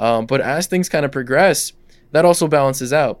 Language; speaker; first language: English; non-native, fluent; Russian